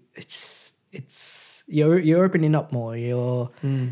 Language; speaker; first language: English; native; English